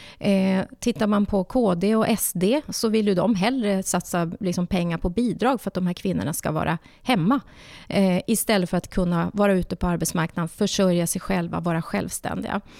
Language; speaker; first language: Swedish; native; Swedish